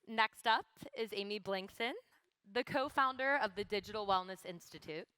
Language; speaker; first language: English; native; English